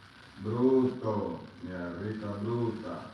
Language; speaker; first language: Italian; non-native, learner; Spanish